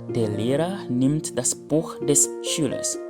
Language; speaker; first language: German; non-native, fluent; French